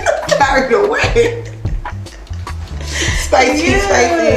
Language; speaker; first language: English; native; English